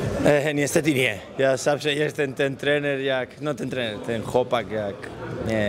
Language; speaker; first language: Polish; non-native, learner; Spanish